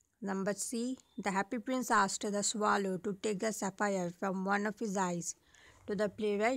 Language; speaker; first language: English; non-native, local second language; Bangla